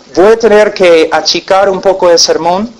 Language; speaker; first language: Spanish; non-native, fluent; English